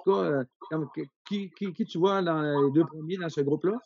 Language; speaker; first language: French; native; French